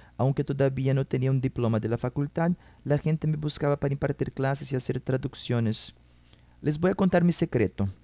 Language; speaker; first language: Spanish; non-native, fluent; Portuguese